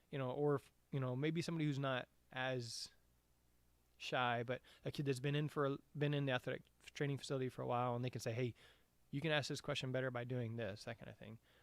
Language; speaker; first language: English; native; English